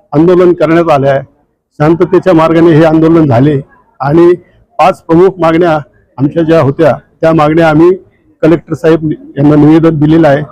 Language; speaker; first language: Marathi; native; Marathi